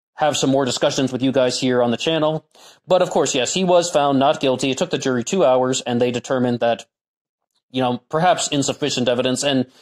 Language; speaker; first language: English; native; English